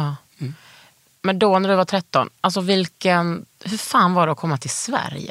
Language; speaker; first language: Swedish; native; Swedish